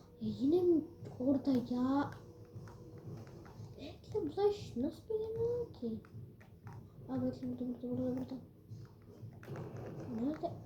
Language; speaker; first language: Turkish; early bilingual, heritage; Turkish